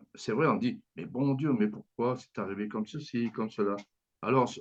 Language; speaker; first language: French; native; French